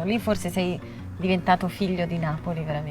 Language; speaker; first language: Italian; native; Italian